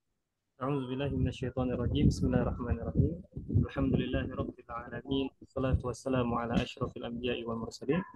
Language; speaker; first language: Arabic; non-native, fluent; Indonesian